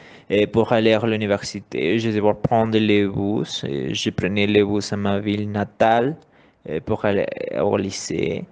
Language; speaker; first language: French; non-native, learner; Spanish